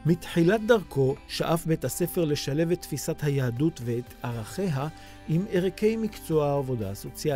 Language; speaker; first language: Hebrew; native; Hebrew